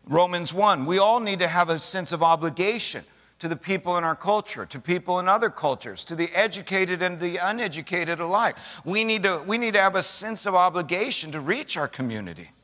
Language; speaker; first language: English; native; English